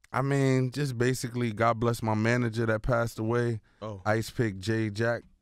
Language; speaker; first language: English; native; English